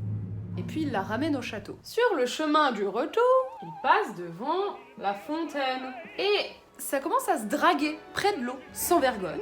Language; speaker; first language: French; native; French